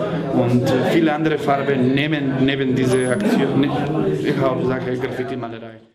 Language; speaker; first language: German; non-native, fluent; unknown